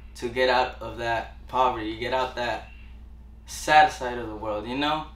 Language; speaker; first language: English; early bilingual, other home language; Spanish